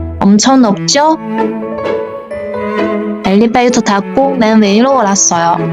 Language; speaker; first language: Korean; non-native, fluent; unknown